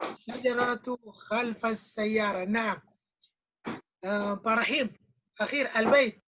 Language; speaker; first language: Arabic; non-native, fluent; Indonesian